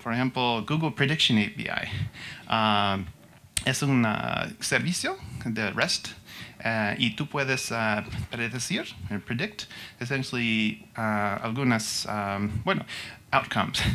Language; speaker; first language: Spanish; non-native, learner; English